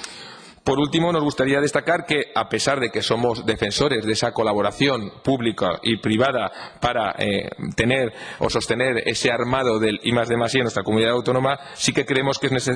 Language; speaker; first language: Spanish; native; Spanish